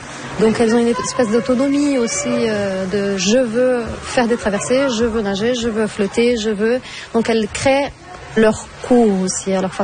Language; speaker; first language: French; native; French